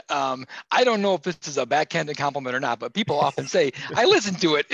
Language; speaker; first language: English; native; English